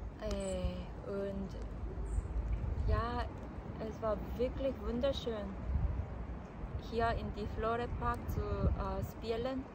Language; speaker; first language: German; non-native, learner; Korean